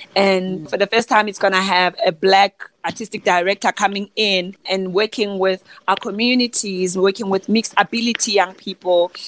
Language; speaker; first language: English; non-native, local second language; Southern Sotho